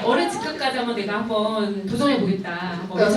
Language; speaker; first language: Korean; native; Korean